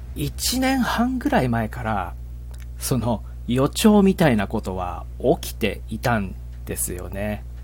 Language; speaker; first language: Japanese; native; Japanese